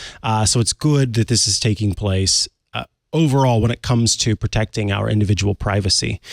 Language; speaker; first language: English; native; English